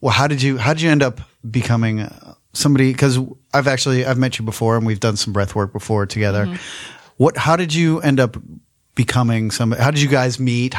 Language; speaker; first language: English; native; English